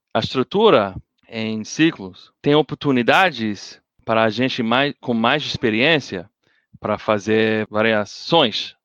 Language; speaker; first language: Portuguese; non-native, learner; English